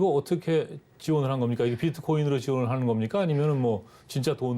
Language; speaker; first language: Korean; native; Korean